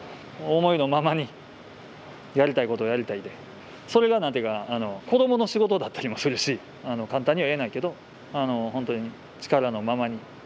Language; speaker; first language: Japanese; native; Japanese